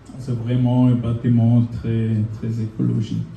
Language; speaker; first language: French; non-native, fluent; German